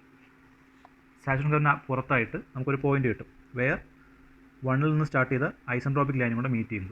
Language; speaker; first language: Malayalam; native; Malayalam